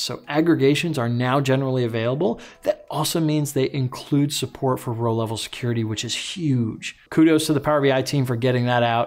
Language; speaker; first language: English; native; English